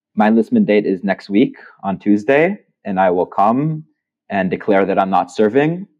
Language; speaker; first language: English; non-native, fluent; Hebrew